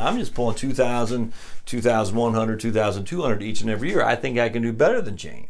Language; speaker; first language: English; native; English